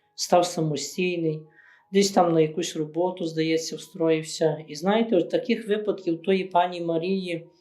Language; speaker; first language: Ukrainian; native; Ukrainian